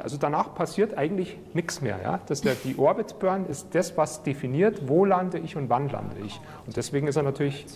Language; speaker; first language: German; native; German